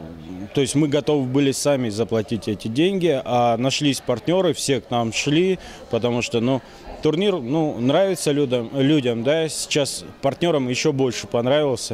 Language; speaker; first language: Russian; native; Russian